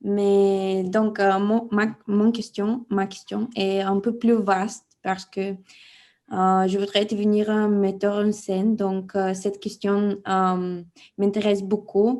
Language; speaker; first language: French; non-native, fluent; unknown